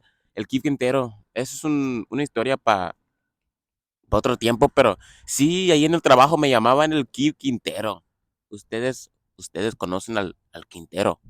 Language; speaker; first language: Spanish; non-native, fluent; English